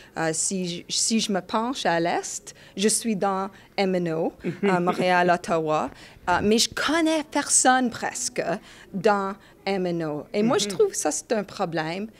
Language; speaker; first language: French; non-native, learner; English